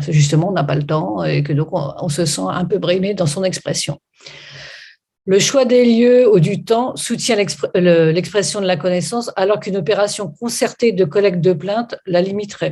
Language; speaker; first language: French; native; French